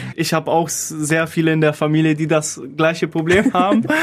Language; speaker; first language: German; early bilingual, other home language; Polish